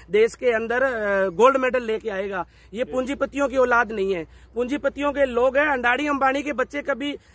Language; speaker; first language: Hindi; native; Hindi